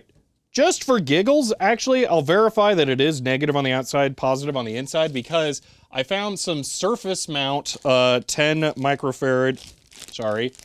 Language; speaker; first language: English; native; English